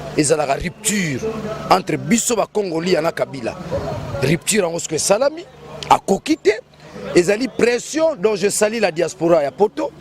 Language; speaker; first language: Lingala; non-native, local second language; Kongo